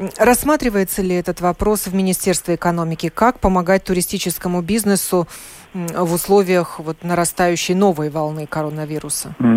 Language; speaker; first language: Russian; native; Russian